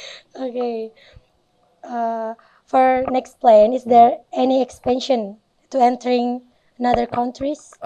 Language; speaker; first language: English; non-native, learner; Indonesian